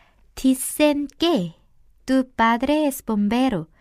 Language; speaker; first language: Spanish; non-native, fluent; Korean